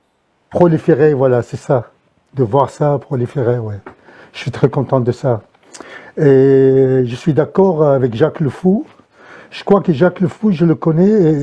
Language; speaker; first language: French; non-native, fluent; Arabic